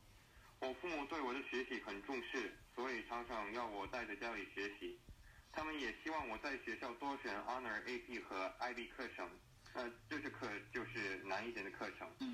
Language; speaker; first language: Chinese; early bilingual, heritage; Chinese